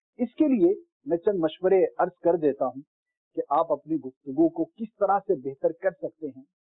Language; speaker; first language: Urdu; native; Urdu